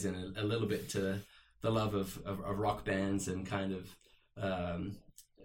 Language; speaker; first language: English; native; English